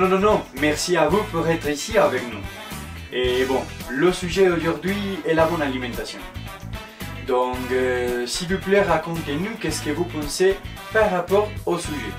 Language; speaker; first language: French; non-native, learner; Spanish